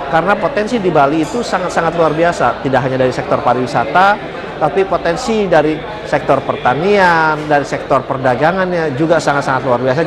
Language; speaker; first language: Indonesian; native; Indonesian